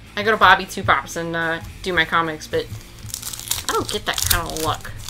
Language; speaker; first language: English; native; English